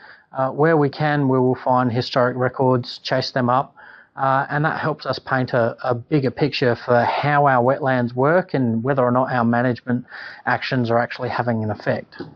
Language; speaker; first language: English; native; English